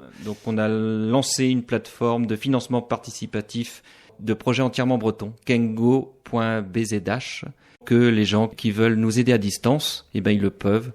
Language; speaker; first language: French; native; French